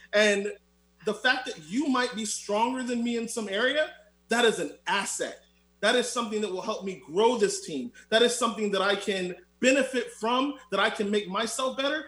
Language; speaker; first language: English; native; English